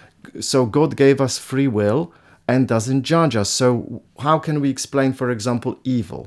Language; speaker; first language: English; non-native, fluent; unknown